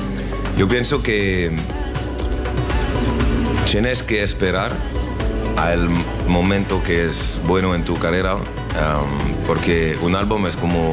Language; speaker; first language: Spanish; non-native, learner; French